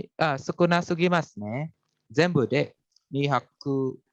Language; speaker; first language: Japanese; non-native, fluent; Indonesian